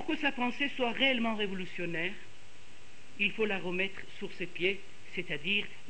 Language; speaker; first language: French; non-native, fluent; Persian